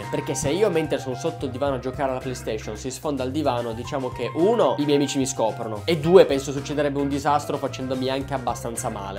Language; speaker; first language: Italian; native; Italian